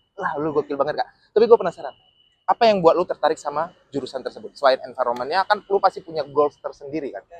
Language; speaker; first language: Indonesian; native; Indonesian